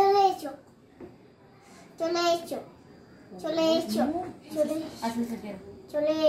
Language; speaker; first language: Spanish; native; Spanish